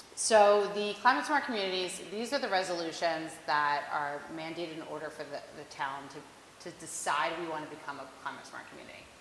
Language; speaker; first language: English; native; English